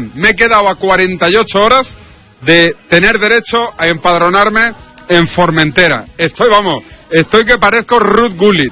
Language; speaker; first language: Spanish; native; Spanish